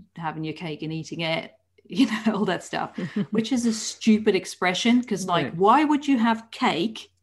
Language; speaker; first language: English; non-native, fluent; Dutch